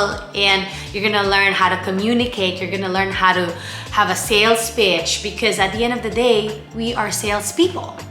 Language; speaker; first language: English; non-native, local second language; Filipino